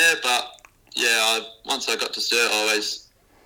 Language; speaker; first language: English; native; English